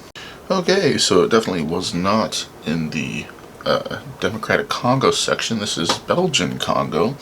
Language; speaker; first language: English; native; English